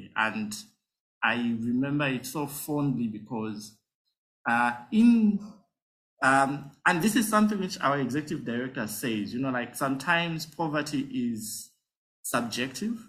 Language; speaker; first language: English; non-native, local second language; Nyanja